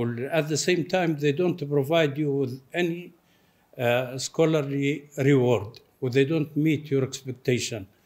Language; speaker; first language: English; non-native, fluent; Arabic